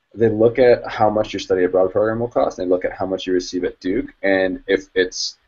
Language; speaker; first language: English; native; English